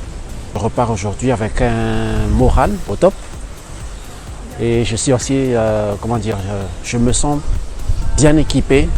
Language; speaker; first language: French; non-native, local second language; Malagasy